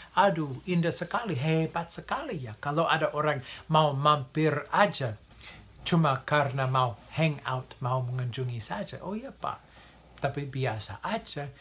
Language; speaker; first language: Indonesian; non-native, fluent; English